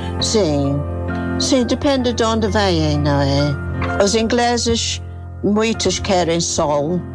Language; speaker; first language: Portuguese; non-native, fluent; English